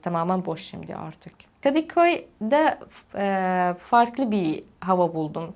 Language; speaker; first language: Turkish; non-native, fluent; Arabic